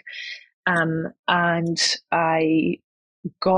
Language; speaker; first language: English; native; English